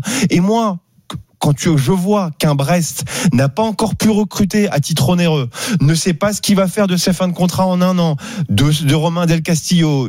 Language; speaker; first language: French; native; French